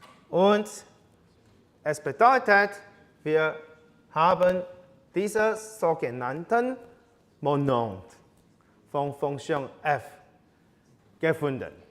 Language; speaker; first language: German; non-native, learner; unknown